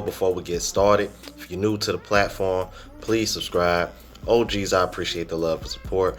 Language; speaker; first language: English; native; English